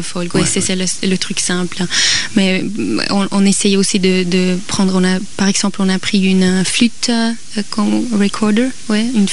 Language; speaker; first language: French; non-native, local second language; German